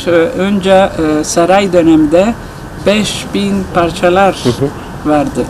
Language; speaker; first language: Turkish; non-native, learner; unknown